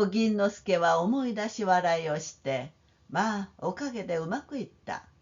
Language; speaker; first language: Japanese; non-native, fluent; Korean